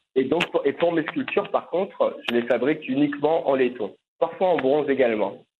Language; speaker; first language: French; native; French